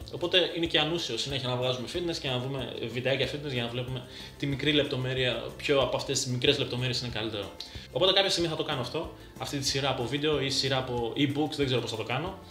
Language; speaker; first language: Greek; early bilingual, other home language; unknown